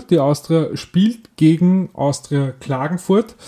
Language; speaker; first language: German; native; German